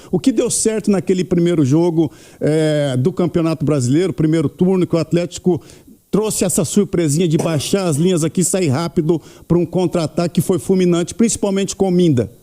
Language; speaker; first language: Portuguese; native; Portuguese